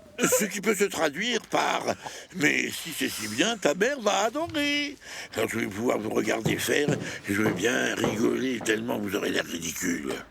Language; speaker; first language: French; native; French